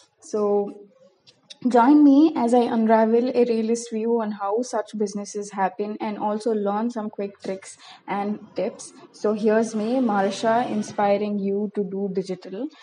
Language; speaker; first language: English; non-native, local second language; Tamil